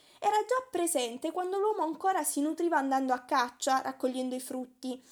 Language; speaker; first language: Italian; native; Italian